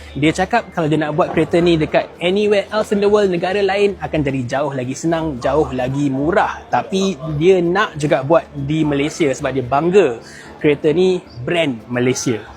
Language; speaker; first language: Malay; native; Malay